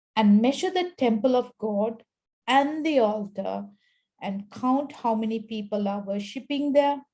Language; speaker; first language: English; non-native, local second language; Sinhala